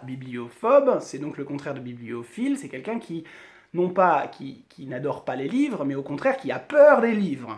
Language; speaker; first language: French; native; French